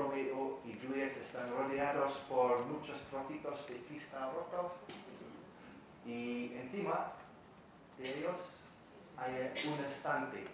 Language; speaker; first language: Spanish; non-native, fluent; English